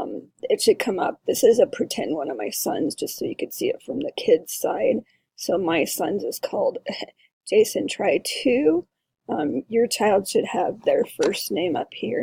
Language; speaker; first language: English; native; English